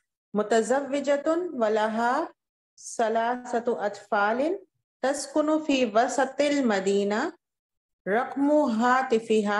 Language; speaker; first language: Arabic; non-native, learner; Urdu